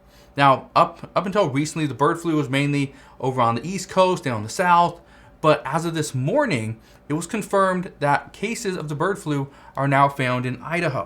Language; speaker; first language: English; native; English